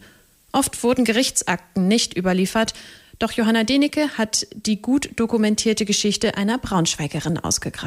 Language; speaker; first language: German; native; German